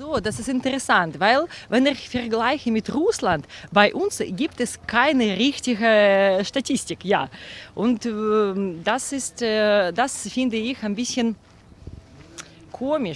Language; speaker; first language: German; non-native, learner; Russian